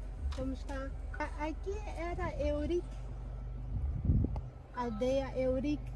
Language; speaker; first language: Portuguese; early bilingual, heritage; Portuguese